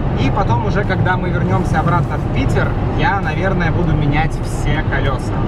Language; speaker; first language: Russian; native; Russian